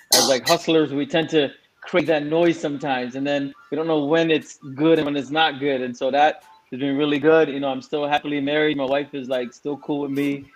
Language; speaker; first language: English; non-native, local second language; Tamil